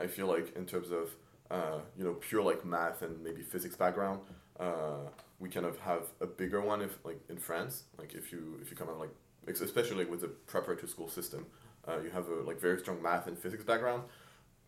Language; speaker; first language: English; early bilingual, other home language; French